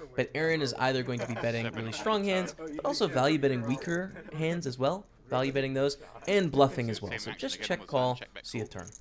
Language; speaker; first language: English; native; English